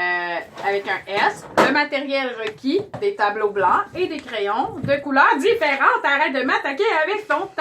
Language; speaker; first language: French; native; French